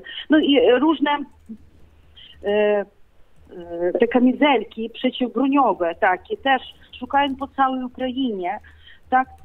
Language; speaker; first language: Polish; non-native, fluent; Ukrainian